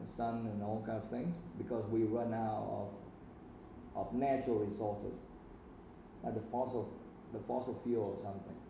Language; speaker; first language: English; non-native, fluent; Vietnamese